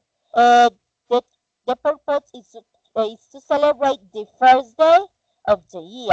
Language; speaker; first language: English; non-native, fluent; Spanish